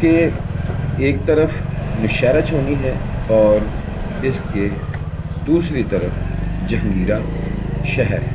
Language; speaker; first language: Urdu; non-native, local second language; Punjabi